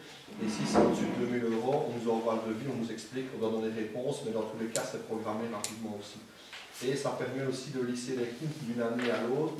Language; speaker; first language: French; native; French